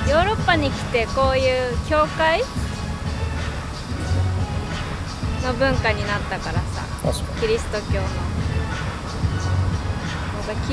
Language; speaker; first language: Japanese; native; Japanese